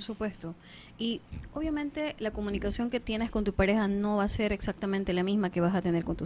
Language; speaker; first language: Spanish; native; Spanish